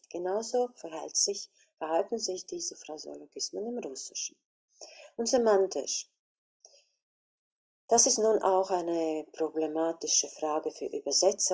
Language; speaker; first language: German; non-native, fluent; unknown